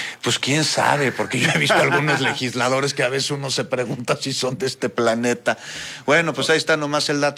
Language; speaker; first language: Spanish; native; Spanish